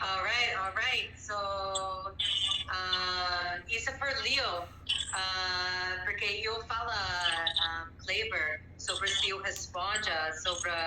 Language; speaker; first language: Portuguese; non-native, learner; English